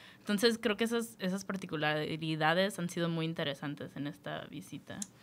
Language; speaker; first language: Spanish; native; Spanish